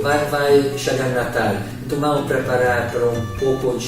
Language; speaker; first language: Portuguese; non-native, learner; Hungarian